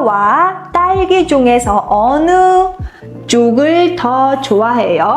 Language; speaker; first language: Korean; non-native, fluent; Mongolian